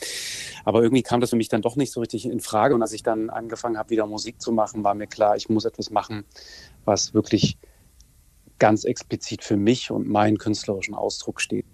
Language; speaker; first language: German; native; German